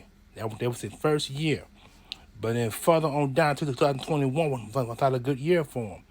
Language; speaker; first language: English; native; English